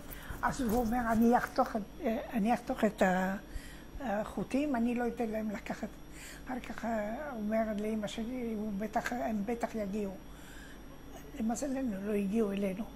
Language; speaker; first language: Hebrew; non-native, fluent; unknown